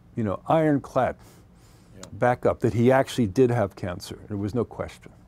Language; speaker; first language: English; native; English